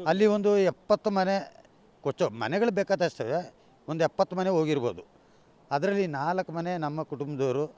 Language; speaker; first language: Kannada; native; Kannada